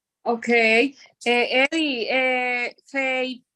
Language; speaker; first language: English; non-native, learner; Spanish